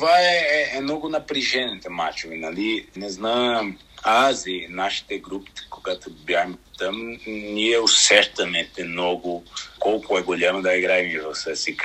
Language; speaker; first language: Bulgarian; non-native, learner; Portuguese